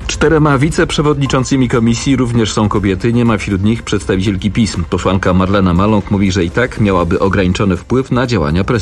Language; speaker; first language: Polish; native; Polish